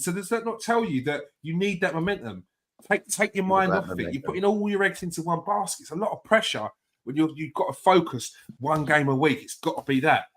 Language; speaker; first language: English; native; English